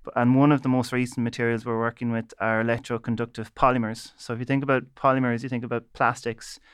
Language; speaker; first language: English; native; English